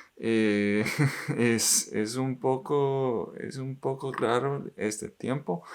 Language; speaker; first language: Spanish; non-native, learner; English